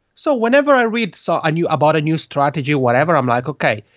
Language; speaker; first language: English; non-native, fluent; Italian